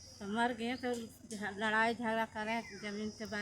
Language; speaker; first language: Hindi; non-native, local second language; Magahi